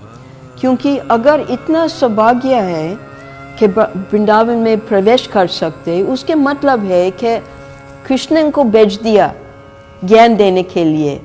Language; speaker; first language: Hindi; non-native, fluent; English